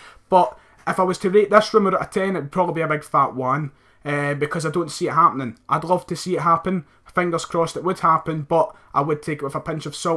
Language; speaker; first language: English; native; English